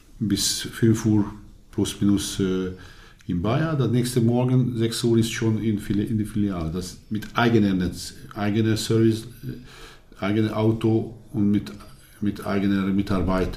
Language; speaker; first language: German; non-native, learner; Hungarian